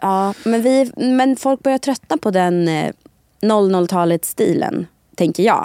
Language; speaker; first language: Swedish; native; Swedish